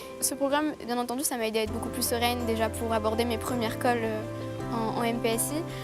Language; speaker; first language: French; native; French